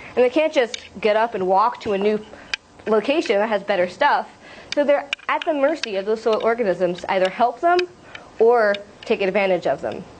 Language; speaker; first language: English; native; English